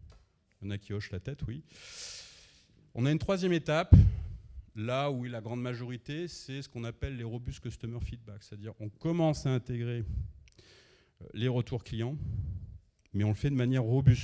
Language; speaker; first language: French; native; French